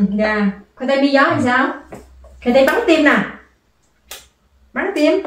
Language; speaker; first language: Vietnamese; native; Vietnamese